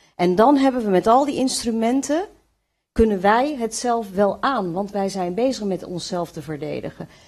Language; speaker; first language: Dutch; early bilingual, other home language; Kurdish